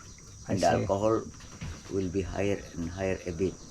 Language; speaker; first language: English; non-native, fluent; Indonesian